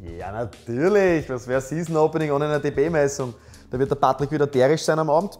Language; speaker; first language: German; native; German